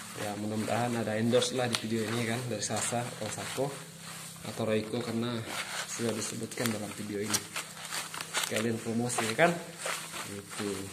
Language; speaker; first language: Indonesian; non-native, local second language; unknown